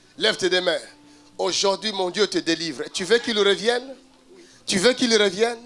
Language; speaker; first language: French; non-native, local second language; Lingala